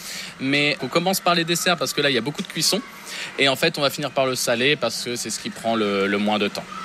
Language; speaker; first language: French; native; French